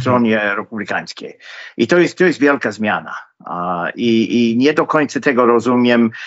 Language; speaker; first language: Polish; non-native, fluent; English